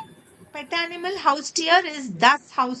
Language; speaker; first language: German; non-native, learner; Tamil